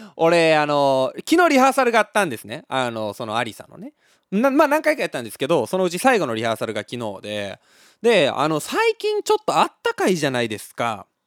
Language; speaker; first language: Japanese; native; Japanese